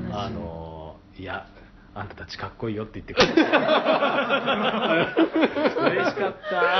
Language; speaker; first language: Japanese; native; Japanese